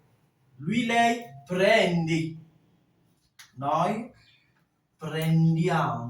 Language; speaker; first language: Italian; non-native, fluent; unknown